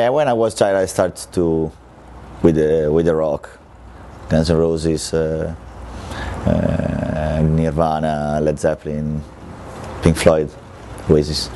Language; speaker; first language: English; non-native, learner; Italian